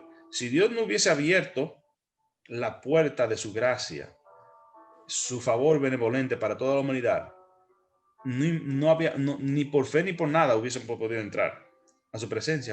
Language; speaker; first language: Spanish; native; Spanish